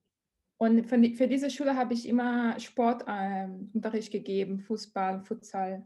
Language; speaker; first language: German; non-native, learner; Portuguese